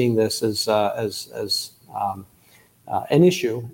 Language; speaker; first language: English; native; English